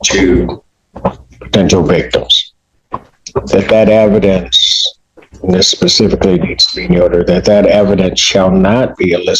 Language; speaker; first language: English; native; English